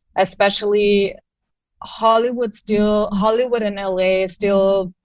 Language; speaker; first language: English; non-native, fluent; German